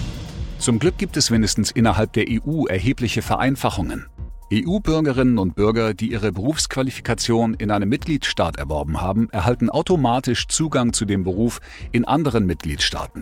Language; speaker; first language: German; native; German